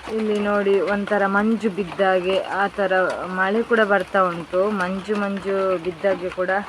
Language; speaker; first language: Kannada; non-native, local second language; Tulu